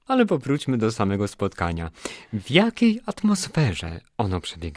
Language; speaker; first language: Polish; native; Polish